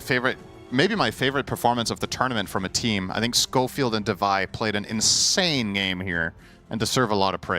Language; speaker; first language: English; native; English